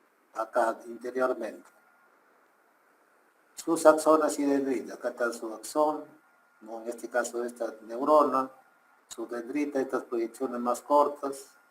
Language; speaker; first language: Spanish; native; Spanish